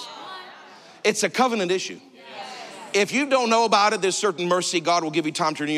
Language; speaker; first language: English; native; English